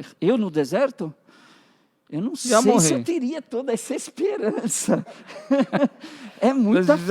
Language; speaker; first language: Portuguese; native; Portuguese